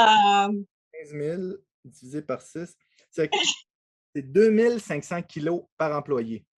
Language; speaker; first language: French; native; French